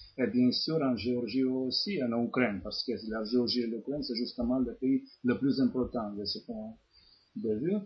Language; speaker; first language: French; non-native, fluent; Georgian